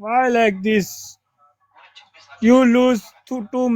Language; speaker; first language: English; non-native, learner; Hindi